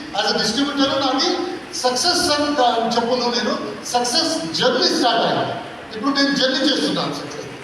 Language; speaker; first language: Telugu; non-native, local second language; Tulu